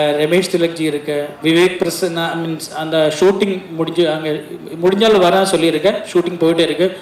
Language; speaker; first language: Tamil; non-native, learner; Malayalam